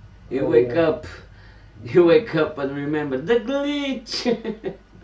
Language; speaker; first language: English; non-native, fluent; Portuguese